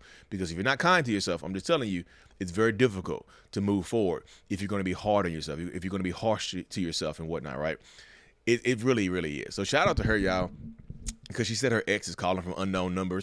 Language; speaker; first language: English; native; English